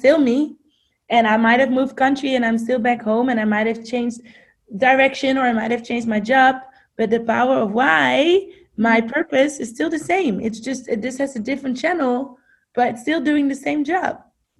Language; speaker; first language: English; non-native, fluent; Dutch